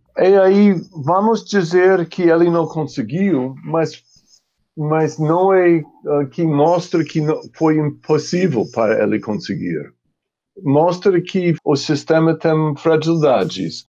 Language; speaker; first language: Portuguese; non-native, fluent; English